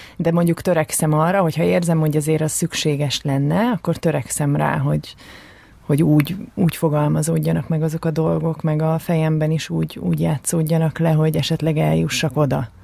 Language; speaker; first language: Hungarian; native; Hungarian